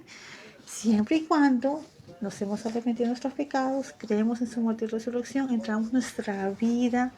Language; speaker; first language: Spanish; native; Spanish